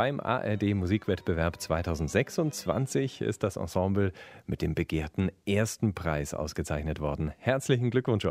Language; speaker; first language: German; native; German